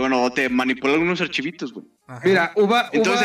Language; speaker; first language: Spanish; native; Spanish